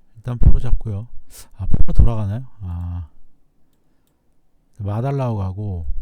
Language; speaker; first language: Korean; native; Korean